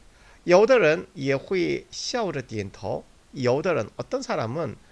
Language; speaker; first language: Chinese; non-native, fluent; Korean